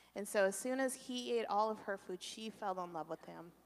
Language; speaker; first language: English; native; English